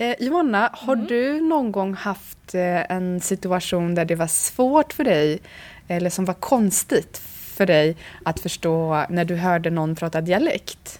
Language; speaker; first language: Swedish; non-native, fluent; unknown